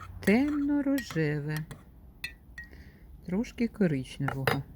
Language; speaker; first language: Ukrainian; native; Ukrainian